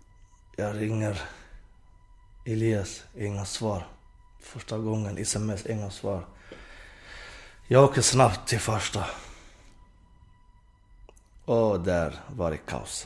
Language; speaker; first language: Swedish; non-native, fluent; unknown